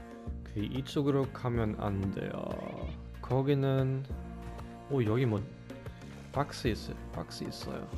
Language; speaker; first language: Korean; non-native, fluent; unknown